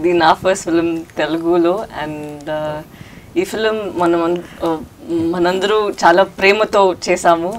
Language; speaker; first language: Telugu; non-native, local second language; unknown